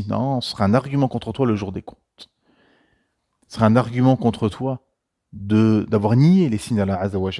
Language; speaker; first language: French; native; French